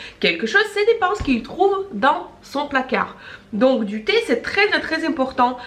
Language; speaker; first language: French; non-native, fluent; Russian